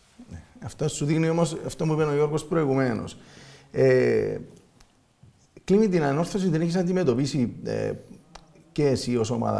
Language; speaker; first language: Greek; native; Greek